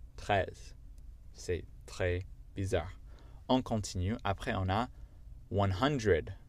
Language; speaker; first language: French; non-native, fluent; English